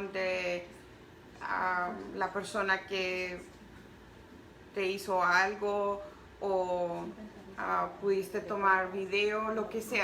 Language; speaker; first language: Spanish; early bilingual, heritage; Spanish